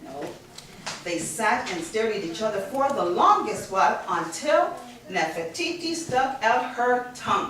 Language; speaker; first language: English; early bilingual, other home language; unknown